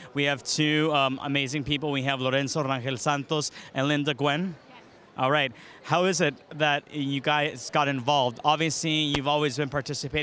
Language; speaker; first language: English; early bilingual, other home language; Spanish